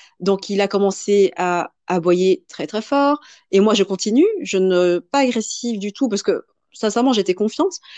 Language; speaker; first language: French; early bilingual, other home language; Vietnamese